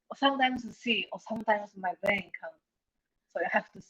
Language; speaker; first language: English; non-native, learner; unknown